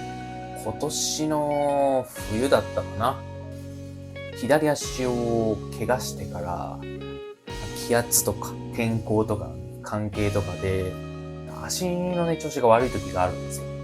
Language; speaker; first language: Japanese; native; Japanese